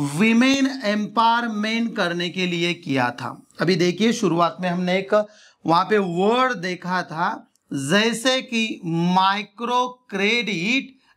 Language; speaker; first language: Hindi; non-native, local second language; Marathi